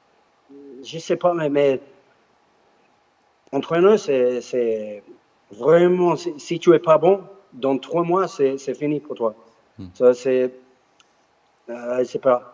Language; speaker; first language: French; non-native, learner; English